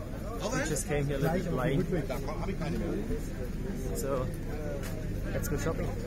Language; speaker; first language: English; non-native, fluent; German